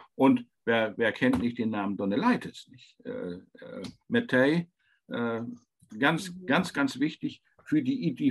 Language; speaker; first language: German; native; German